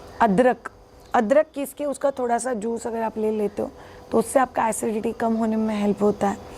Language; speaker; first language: Hindi; non-native, local second language; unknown